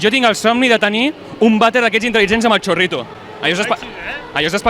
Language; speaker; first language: Catalan; native; Catalan